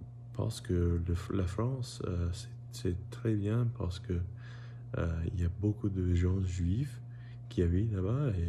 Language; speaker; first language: French; non-native, learner; English